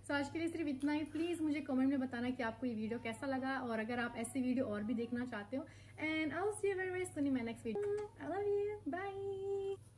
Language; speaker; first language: Hindi; early bilingual, heritage; Hindi